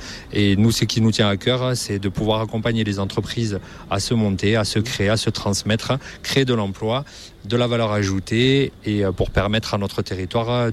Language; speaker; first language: French; native; French